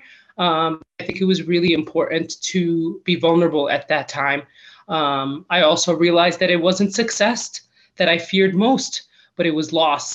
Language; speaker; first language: English; native; English